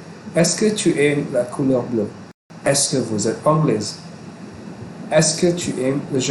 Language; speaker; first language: French; non-native, fluent; Malay